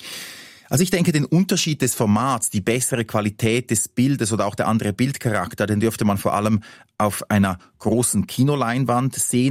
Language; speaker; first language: German; native; German